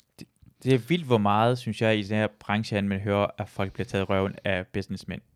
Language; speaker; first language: Danish; early bilingual, other home language; Persian